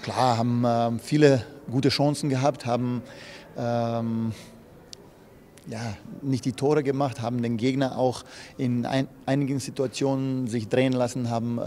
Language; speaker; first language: German; native; German